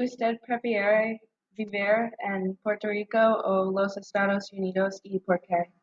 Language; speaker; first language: Spanish; non-native, learner; English